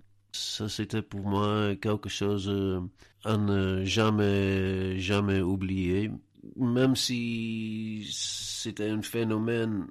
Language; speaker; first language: French; non-native, learner; Dutch